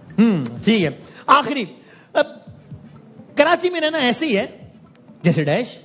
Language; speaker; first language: Urdu; native; Urdu